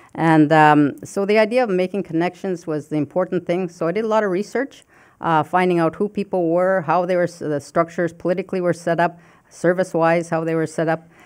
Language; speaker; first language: English; non-native, fluent; Cree